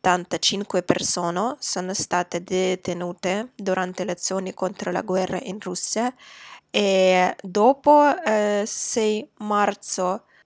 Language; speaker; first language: Italian; non-native, fluent; Russian